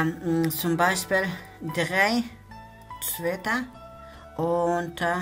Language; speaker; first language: German; non-native, learner; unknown